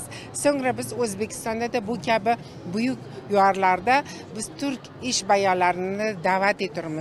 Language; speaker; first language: Turkish; non-native, learner; Uzbek